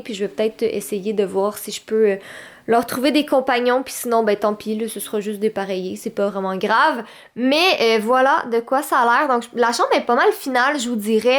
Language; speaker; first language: French; native; French